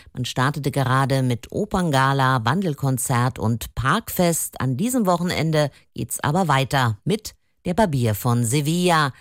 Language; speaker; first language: German; native; German